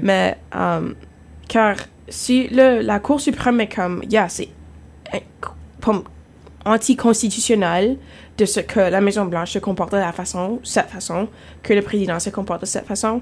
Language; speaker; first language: French; non-native, fluent; English